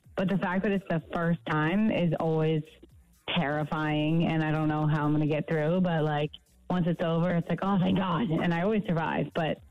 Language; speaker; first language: English; native; English